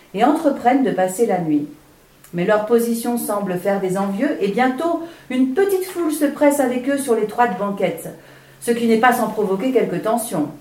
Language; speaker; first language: French; native; French